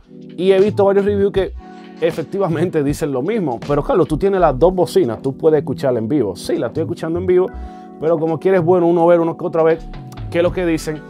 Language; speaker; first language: Spanish; native; Spanish